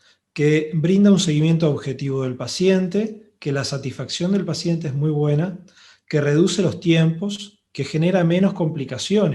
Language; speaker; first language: Spanish; native; Spanish